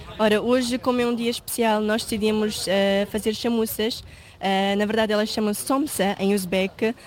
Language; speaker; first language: Portuguese; early bilingual, other home language; Uzbek